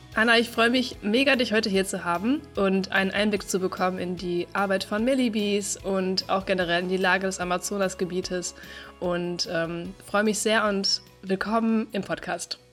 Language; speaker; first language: German; native; German